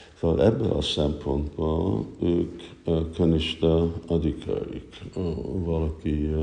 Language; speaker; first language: Hungarian; early bilingual, heritage; Hungarian